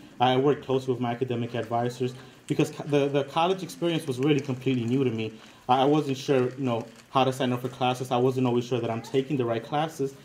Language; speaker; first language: English; early bilingual, other home language; Spanish